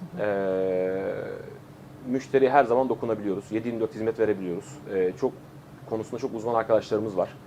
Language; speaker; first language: Turkish; native; Turkish